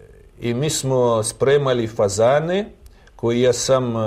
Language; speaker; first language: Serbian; non-native, learner; Russian